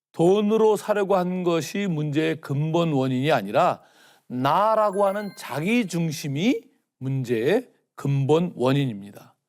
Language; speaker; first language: Korean; native; Korean